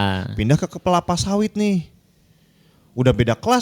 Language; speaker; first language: Indonesian; native; Indonesian